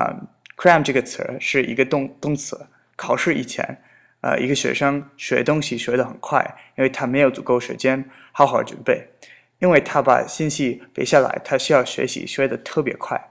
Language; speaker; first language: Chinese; non-native, fluent; English